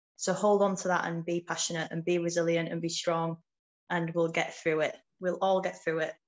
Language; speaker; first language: English; native; English